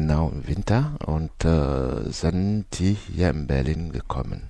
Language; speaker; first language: German; non-native, learner; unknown